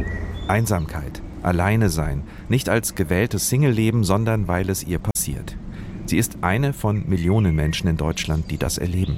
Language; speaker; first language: German; native; German